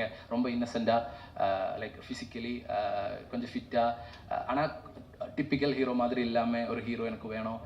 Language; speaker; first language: Tamil; non-native, learner; Malayalam